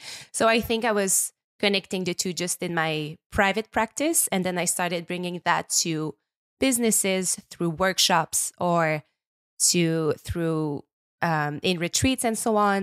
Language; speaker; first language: English; non-native, fluent; French